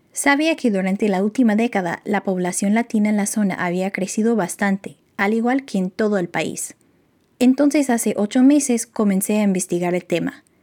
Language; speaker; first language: Spanish; non-native, fluent; English